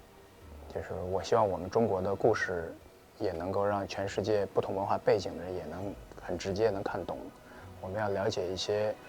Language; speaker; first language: Chinese; native; Chinese